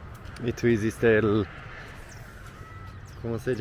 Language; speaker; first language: Spanish; non-native, learner; English